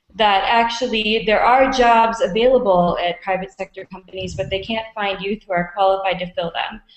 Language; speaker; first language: English; native; English